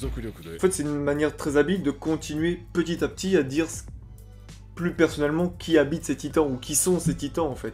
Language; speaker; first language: French; native; French